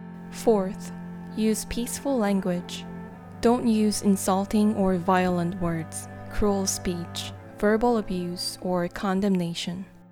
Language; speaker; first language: English; non-native, fluent; Korean